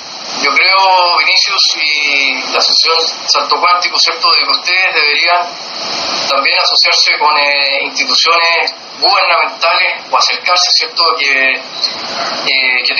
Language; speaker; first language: Spanish; native; Spanish